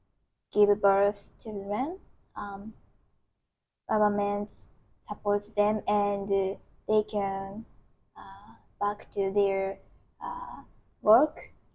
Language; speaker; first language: English; non-native, learner; Japanese